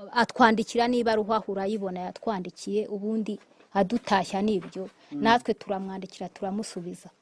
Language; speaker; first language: Kinyarwanda; native; Kinyarwanda